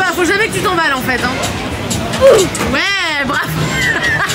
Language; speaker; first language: French; native; French